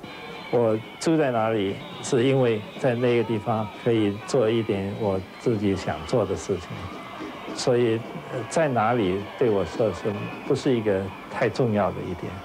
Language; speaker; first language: Chinese; non-native, local second language; Wu Chinese